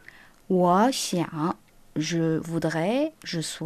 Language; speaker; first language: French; non-native, fluent; Chinese